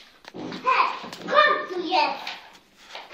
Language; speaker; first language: German; early bilingual, heritage; German